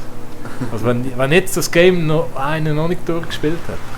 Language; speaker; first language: German; native; German